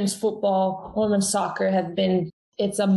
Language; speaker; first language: English; non-native, fluent; Portuguese